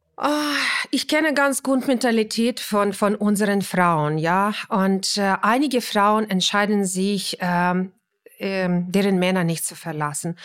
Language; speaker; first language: German; non-native, fluent; Ukrainian